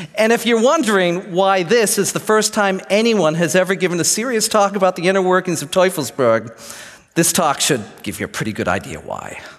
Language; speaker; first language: English; native; English